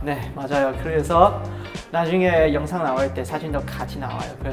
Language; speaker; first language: Korean; non-native, learner; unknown